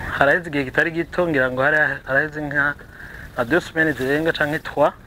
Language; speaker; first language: Rundi; native; Rundi